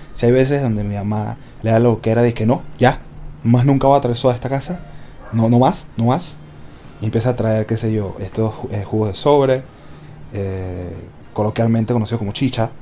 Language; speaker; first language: Spanish; native; Spanish